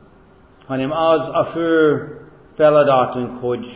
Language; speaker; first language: Hungarian; non-native, fluent; English